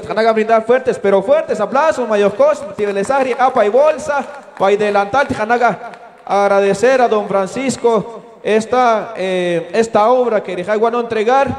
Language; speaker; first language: Spanish; non-native, local second language; Kaqchikel